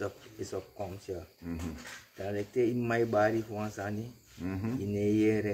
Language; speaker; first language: Dutch; non-native, local second language; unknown